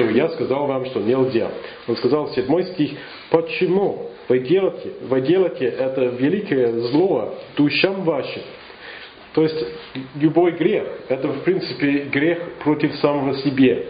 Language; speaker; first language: Russian; non-native, learner; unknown